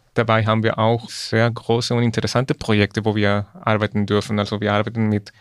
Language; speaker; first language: German; non-native, fluent; Spanish